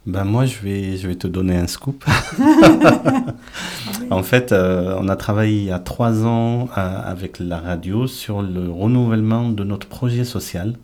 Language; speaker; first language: French; native; French